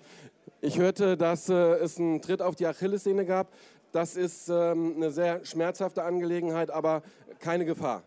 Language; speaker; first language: German; native; German